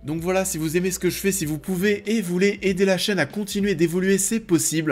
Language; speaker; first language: French; native; French